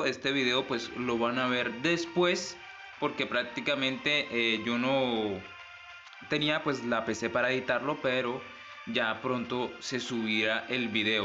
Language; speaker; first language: Spanish; native; Spanish